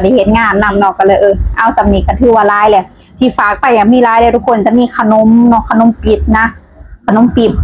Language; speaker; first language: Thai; non-native, local second language; Lao